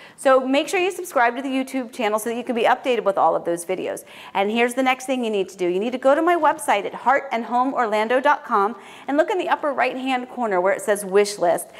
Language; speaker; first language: English; native; English